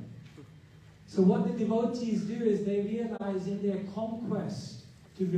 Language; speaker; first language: English; native; English